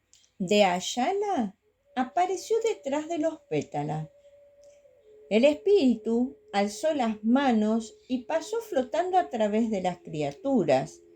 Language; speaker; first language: Spanish; native; Spanish